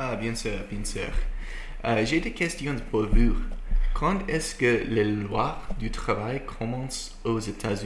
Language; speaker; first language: French; non-native, learner; English